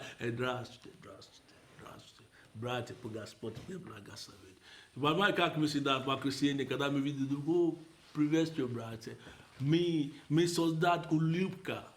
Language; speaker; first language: Russian; non-native, fluent; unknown